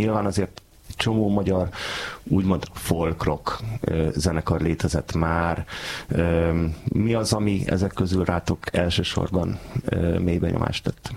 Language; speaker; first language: Hungarian; native; Hungarian